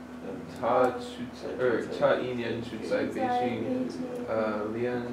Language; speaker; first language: Chinese; non-native, learner; English